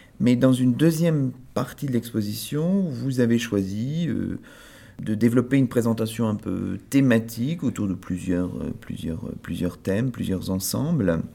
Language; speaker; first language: French; native; French